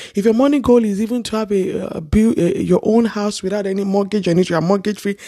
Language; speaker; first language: English; non-native, local second language; Yoruba